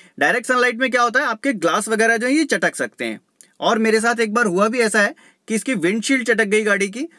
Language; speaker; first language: Hindi; native; Hindi